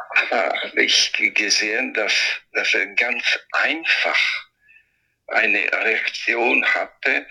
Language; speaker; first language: German; non-native, fluent; Italian